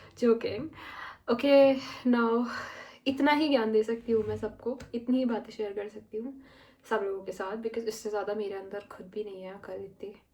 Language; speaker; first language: Hindi; non-native, local second language; Marathi